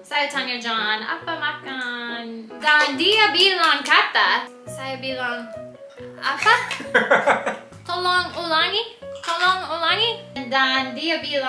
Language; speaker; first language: Indonesian; non-native, learner; English